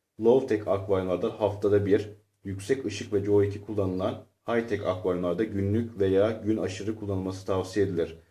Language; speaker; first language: Turkish; native; Turkish